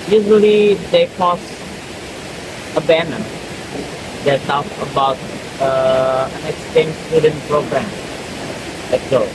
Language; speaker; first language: English; non-native, learner; Indonesian